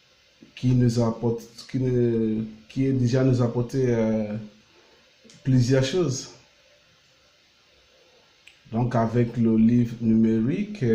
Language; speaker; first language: French; non-native, learner; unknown